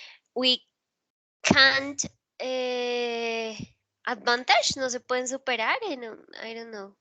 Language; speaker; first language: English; non-native, learner; Spanish